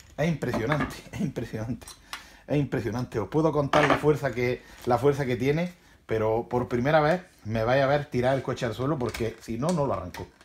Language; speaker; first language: Spanish; native; Spanish